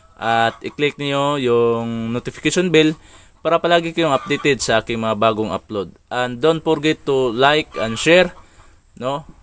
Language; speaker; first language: Filipino; non-native, local second language; Cebuano